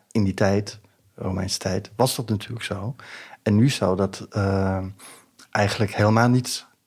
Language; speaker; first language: Dutch; native; Dutch